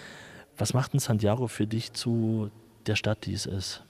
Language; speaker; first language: German; native; German